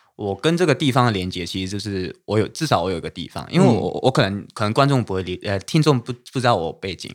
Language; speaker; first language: Chinese; non-native, fluent; Cantonese